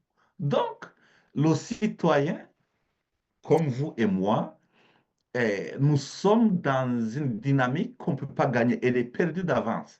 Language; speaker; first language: French; native; French